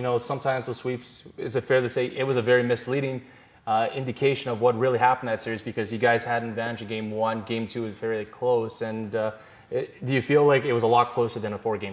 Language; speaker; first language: English; native; English